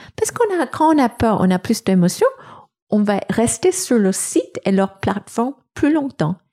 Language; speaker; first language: French; non-native, fluent; English